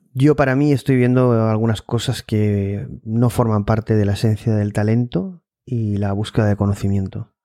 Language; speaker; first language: Spanish; native; Spanish